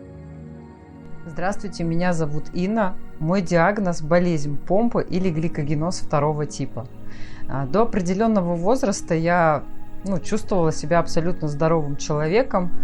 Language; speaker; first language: Russian; native; Russian